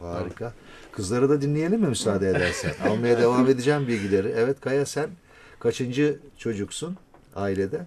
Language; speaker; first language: Turkish; native; Turkish